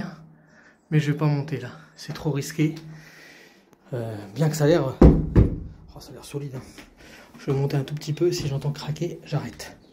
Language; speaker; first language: French; native; French